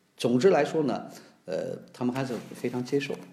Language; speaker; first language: Chinese; native; Chinese